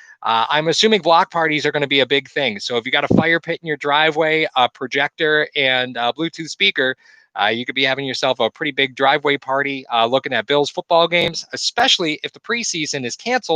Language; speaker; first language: English; native; English